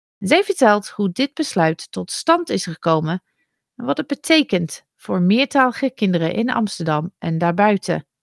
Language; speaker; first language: Dutch; non-native, fluent; English